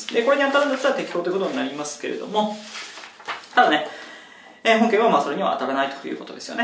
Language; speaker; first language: Japanese; native; Japanese